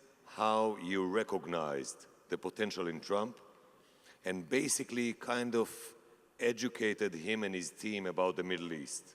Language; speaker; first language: English; non-native, fluent; Hebrew